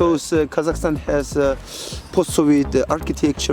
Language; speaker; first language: English; non-native, learner; Kazakh